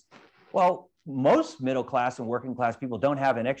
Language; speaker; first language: English; native; English